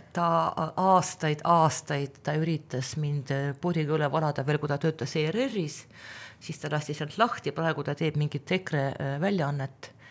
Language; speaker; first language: Estonian; non-native, local second language; Russian